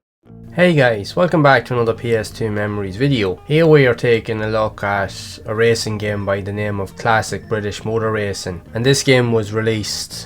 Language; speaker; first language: English; native; English